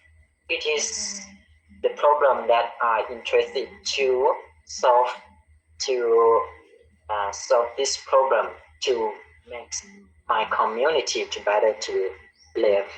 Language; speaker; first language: English; non-native, learner; Khmer